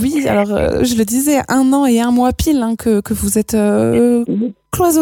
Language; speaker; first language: French; native; French